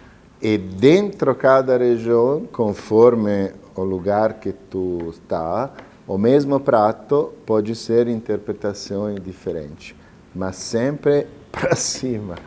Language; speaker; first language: Portuguese; non-native, fluent; Italian